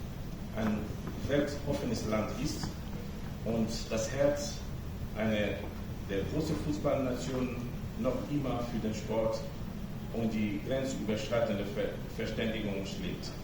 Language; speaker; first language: German; non-native, fluent; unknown